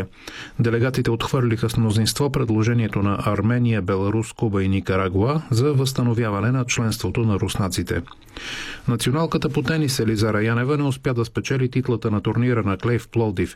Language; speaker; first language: Bulgarian; native; Bulgarian